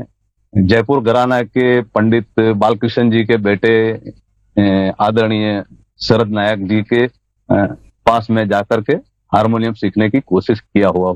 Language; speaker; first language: Hindi; non-native, local second language; Gujarati